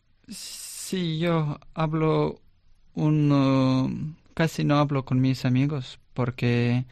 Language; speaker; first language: Spanish; non-native, learner; Russian